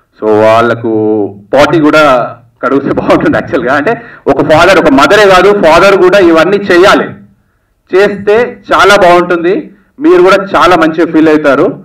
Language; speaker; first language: Telugu; native; Telugu